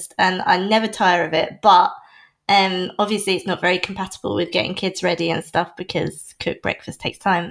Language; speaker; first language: English; native; English